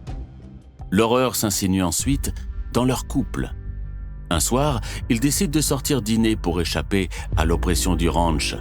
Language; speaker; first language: French; native; French